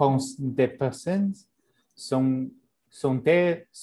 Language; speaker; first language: French; non-native, learner; English